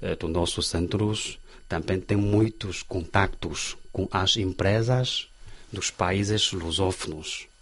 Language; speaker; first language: Portuguese; non-native, learner; Chinese